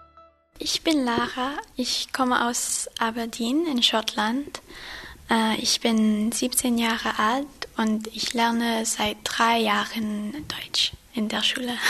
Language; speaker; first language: German; non-native, learner; English